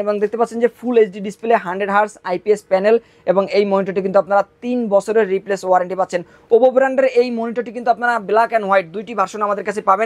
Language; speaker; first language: Bangla; native; Bangla